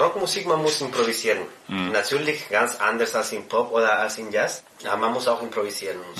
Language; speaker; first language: German; non-native, fluent; Spanish